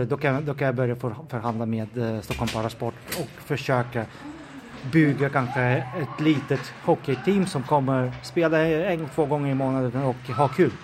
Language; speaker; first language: Swedish; non-native, fluent; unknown